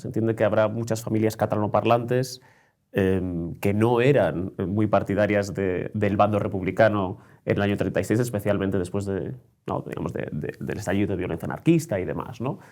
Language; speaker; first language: Spanish; native; Spanish